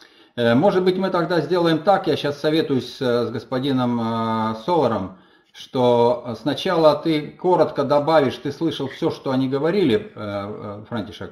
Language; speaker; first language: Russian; non-native, fluent; Polish